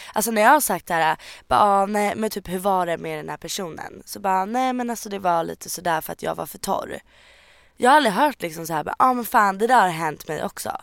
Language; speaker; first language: Swedish; native; Swedish